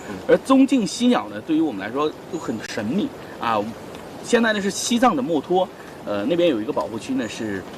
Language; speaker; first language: Chinese; native; Chinese